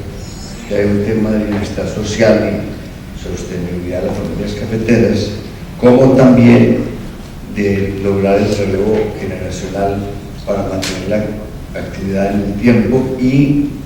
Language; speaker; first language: Spanish; native; Spanish